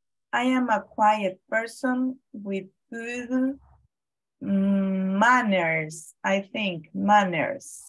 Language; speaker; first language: English; non-native, fluent; Spanish